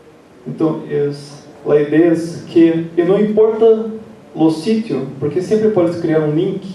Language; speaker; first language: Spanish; non-native, learner; Portuguese